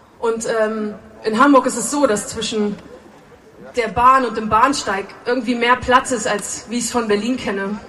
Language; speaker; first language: German; native; German